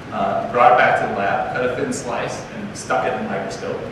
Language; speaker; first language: English; native; English